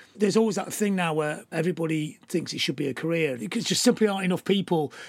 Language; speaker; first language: English; native; English